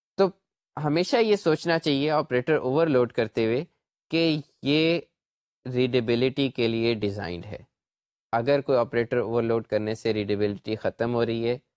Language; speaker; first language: Urdu; native; Urdu